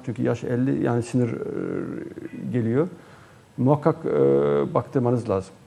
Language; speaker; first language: Turkish; native; Turkish